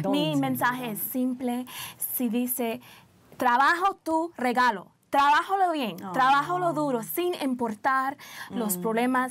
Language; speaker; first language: Spanish; early bilingual, heritage; Spanish